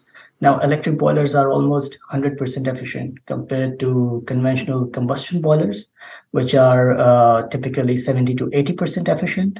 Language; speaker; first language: English; non-native, local second language; Urdu